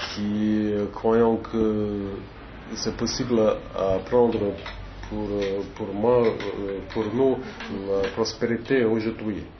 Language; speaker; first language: French; non-native, learner; English